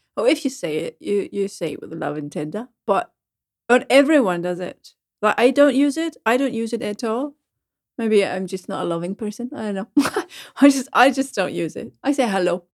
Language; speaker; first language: English; non-native, fluent; German